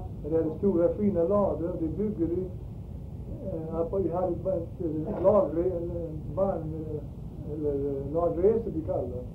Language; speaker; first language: Swedish; early bilingual, heritage; Swedish